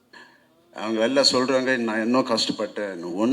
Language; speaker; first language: Tamil; non-native, local second language; Telugu